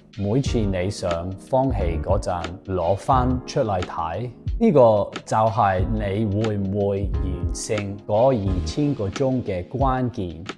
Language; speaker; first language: Cantonese; non-native, fluent; English